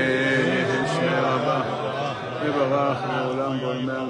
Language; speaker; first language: Hebrew; native; Hebrew